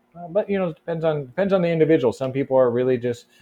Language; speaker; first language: English; native; English